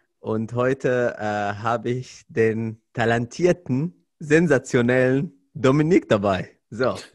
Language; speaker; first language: German; non-native, fluent; Arabic